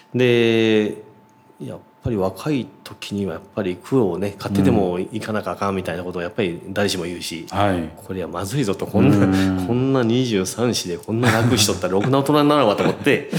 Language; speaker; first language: Japanese; native; Japanese